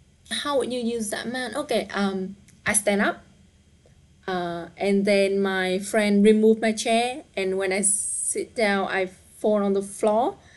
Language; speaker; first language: English; non-native, fluent; Vietnamese